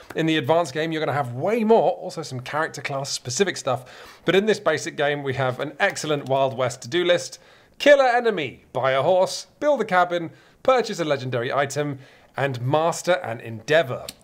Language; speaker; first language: English; native; English